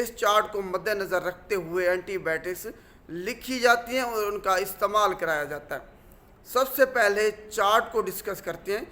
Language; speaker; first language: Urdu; non-native, local second language; Punjabi